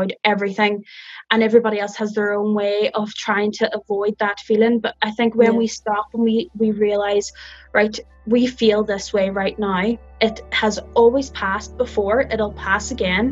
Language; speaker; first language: English; native; English